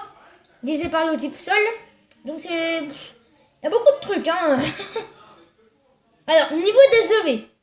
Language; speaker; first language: French; native; French